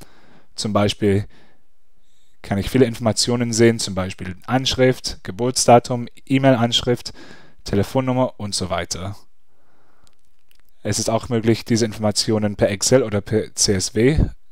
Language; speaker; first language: German; non-native, fluent; English